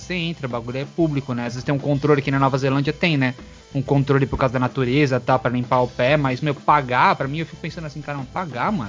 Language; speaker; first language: Portuguese; native; Portuguese